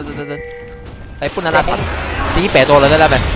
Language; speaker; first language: Chinese; native; Chinese